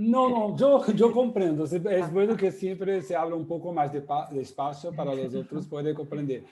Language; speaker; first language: Spanish; non-native, fluent; Portuguese